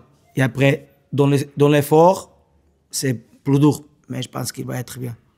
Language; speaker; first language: French; non-native, learner; Portuguese